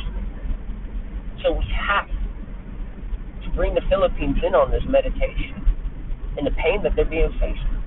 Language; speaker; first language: English; native; English